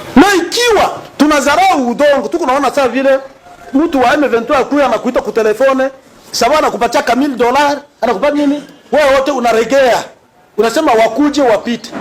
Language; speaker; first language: Swahili; native; Swahili